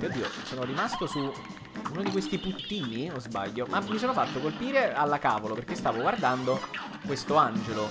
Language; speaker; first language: Italian; native; Italian